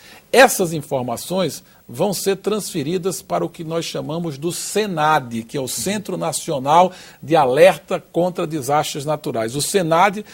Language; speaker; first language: Portuguese; native; Portuguese